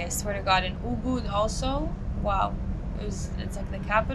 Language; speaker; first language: English; early bilingual, heritage; English